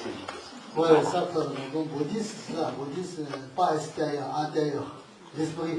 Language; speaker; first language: French; non-native, learner; Tibetan